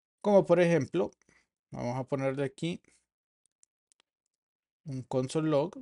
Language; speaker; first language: Spanish; native; Spanish